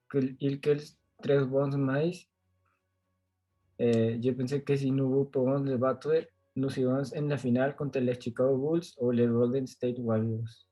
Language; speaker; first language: French; non-native, learner; Spanish